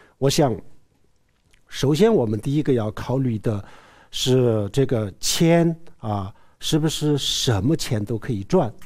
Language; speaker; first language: Chinese; non-native, local second language; Tibetan